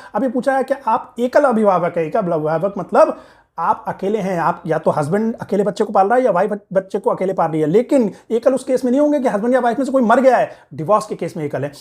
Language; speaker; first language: Hindi; native; Hindi